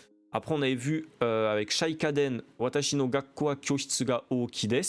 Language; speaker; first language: Japanese; non-native, learner; French